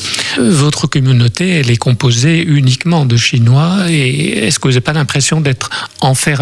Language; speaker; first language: French; native; French